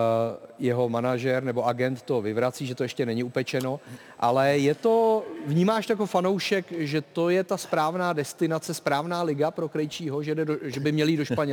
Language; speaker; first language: Czech; native; Czech